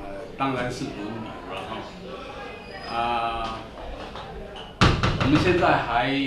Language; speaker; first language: Chinese; non-native, local second language; Min Nan Chinese